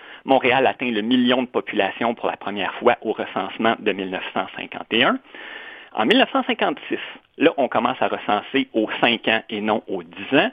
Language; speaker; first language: French; native; French